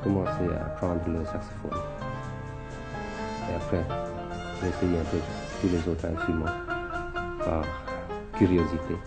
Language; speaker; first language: French; early bilingual, other home language; Thai